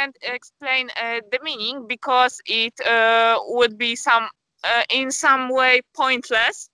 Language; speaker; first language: English; non-native, fluent; Polish